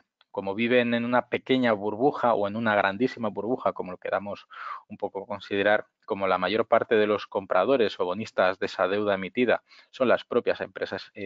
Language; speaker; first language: Spanish; native; Spanish